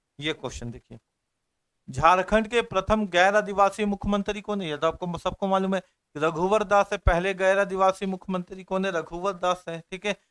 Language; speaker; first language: Hindi; native; Hindi